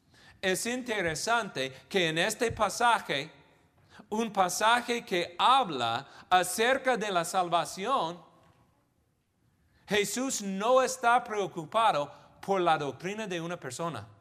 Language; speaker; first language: Spanish; non-native, fluent; English